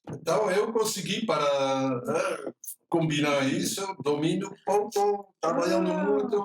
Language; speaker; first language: Portuguese; non-native, fluent; Dutch